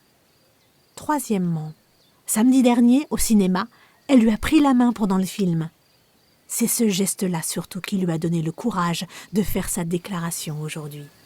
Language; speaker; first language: French; native; French